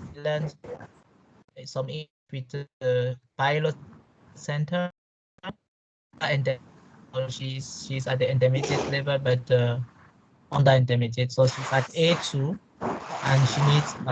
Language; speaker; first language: English; non-native, local second language; French